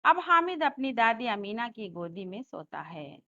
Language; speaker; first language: Hindi; non-native, local second language; Telugu